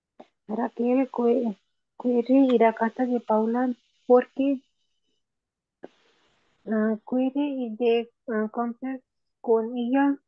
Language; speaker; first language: Spanish; non-native, learner; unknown